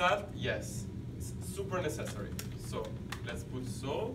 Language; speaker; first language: English; non-native, learner; Italian